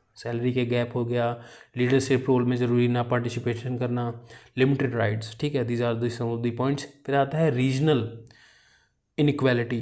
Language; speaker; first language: Hindi; native; Hindi